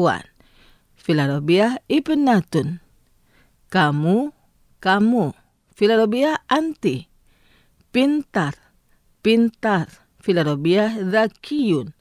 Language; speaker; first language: Arabic; non-native, learner; Indonesian